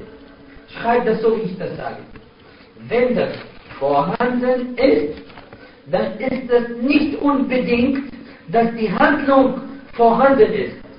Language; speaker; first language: German; non-native, fluent; Arabic